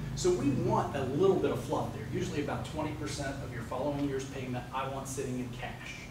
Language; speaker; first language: English; native; English